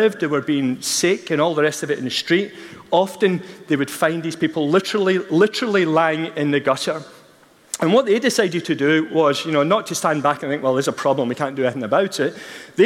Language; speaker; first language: English; native; English